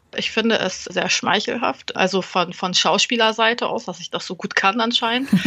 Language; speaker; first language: German; early bilingual, other home language; Vietnamese